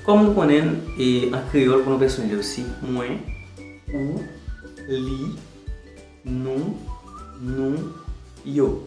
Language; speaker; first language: French; non-native, learner; Haitian Creole